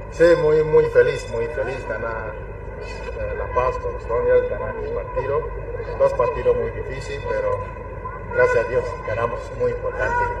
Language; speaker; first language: Spanish; non-native, learner; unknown